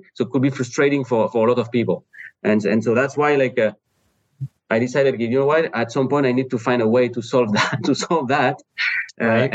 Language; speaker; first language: English; non-native, fluent; French